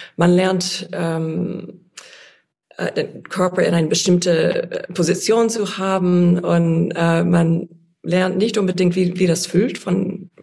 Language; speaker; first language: German; non-native, fluent; English